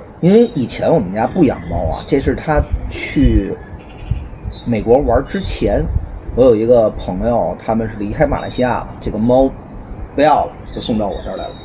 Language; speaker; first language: Chinese; native; Chinese